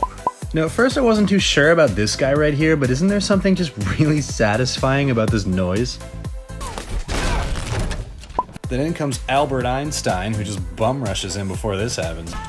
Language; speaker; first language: English; native; English